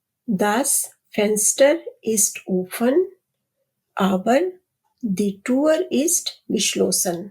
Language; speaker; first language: German; non-native, fluent; Urdu